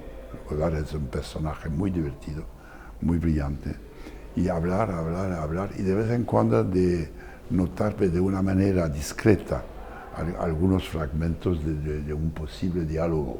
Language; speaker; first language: Spanish; non-native, fluent; French